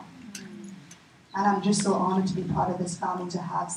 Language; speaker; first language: English; native; English